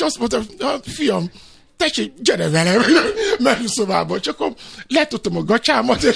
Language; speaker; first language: Hungarian; non-native, learner; Yoruba